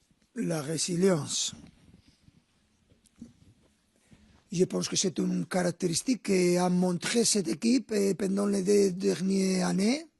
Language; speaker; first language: French; non-native, fluent; Spanish